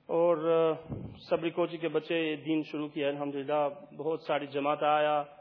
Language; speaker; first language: Urdu; non-native, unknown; Albanian